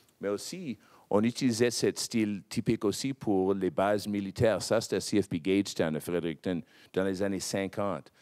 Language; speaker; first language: French; non-native, local second language; English